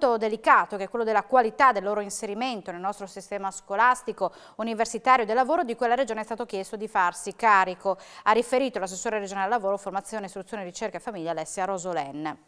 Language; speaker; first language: Italian; native; Italian